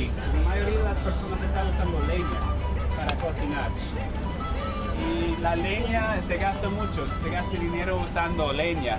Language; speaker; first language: Spanish; non-native, learner; English